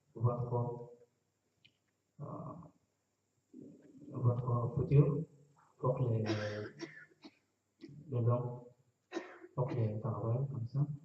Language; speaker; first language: French; non-native, learner; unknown